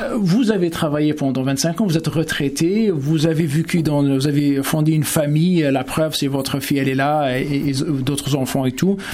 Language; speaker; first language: French; native; French